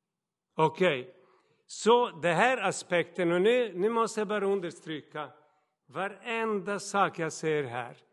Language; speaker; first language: Swedish; non-native, fluent; Serbian